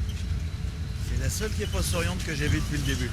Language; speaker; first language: French; native; French